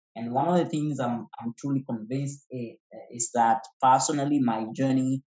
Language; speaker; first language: English; non-native, local second language; Kikuyu